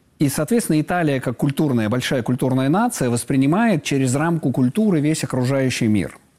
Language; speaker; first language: Russian; native; Russian